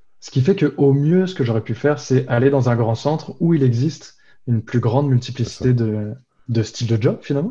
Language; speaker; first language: French; native; French